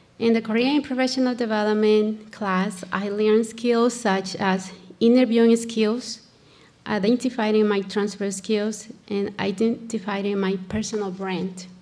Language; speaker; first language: English; non-native, learner; Spanish